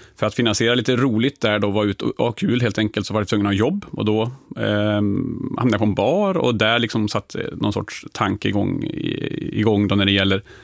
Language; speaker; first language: Swedish; native; Swedish